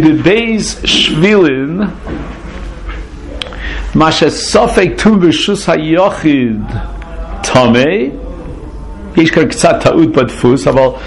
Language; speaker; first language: Hebrew; non-native, fluent; English